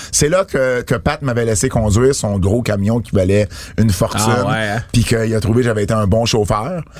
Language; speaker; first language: French; native; French